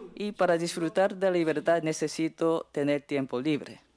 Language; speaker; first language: Spanish; non-native, fluent; Japanese